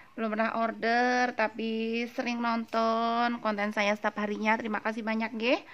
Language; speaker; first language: Indonesian; non-native, local second language; Javanese